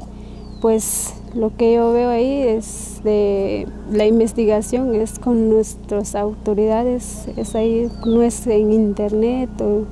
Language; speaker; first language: Spanish; non-native, local second language; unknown